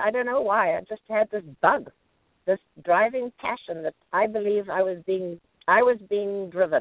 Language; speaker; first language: English; native; English